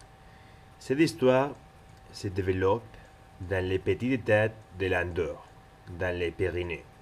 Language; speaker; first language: French; non-native, learner; Spanish